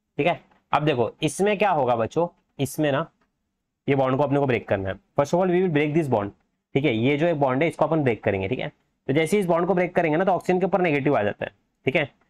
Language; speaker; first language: Hindi; native; Hindi